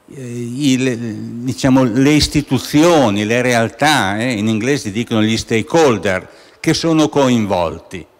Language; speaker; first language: Italian; native; Italian